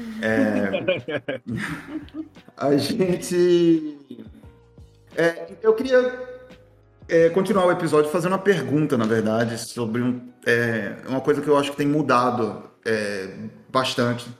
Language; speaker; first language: Portuguese; native; Portuguese